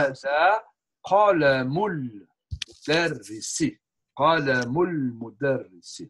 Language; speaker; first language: Arabic; non-native, fluent; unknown